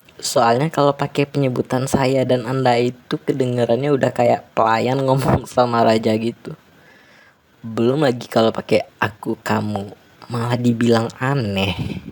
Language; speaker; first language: Indonesian; non-native, local second language; Minangkabau